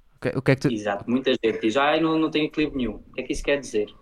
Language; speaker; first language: Portuguese; early bilingual, heritage; Portuguese